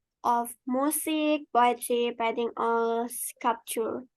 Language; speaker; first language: English; non-native, learner; Indonesian